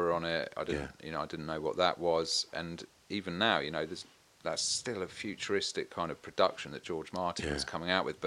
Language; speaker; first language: English; native; English